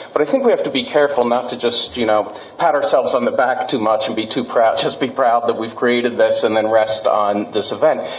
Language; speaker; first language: English; native; English